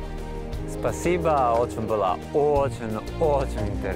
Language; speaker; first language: Russian; non-native, learner; Italian